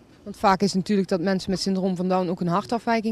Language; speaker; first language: Dutch; native; Dutch